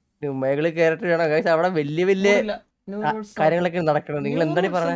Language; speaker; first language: Malayalam; native; Malayalam